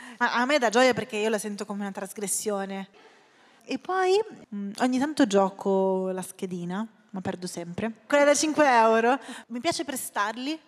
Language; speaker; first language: Italian; native; Italian